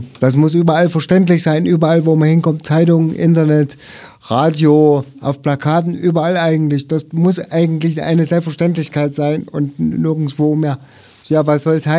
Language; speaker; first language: German; native; German